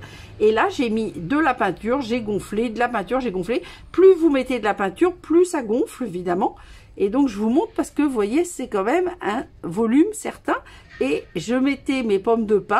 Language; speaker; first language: French; native; French